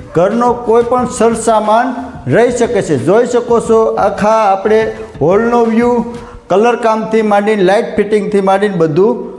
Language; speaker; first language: Gujarati; native; Gujarati